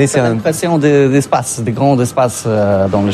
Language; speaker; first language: French; non-native, learner; Polish